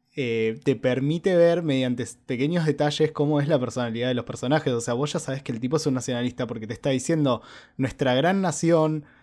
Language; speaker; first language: Spanish; native; Spanish